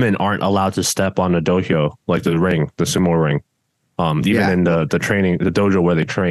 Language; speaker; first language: English; non-native, local second language; Cantonese